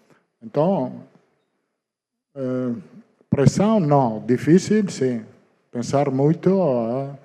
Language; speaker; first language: Portuguese; non-native, learner; Italian